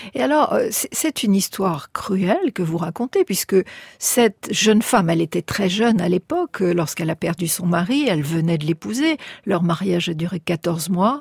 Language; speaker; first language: French; native; French